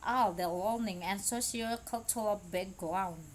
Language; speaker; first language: English; non-native, learner; Indonesian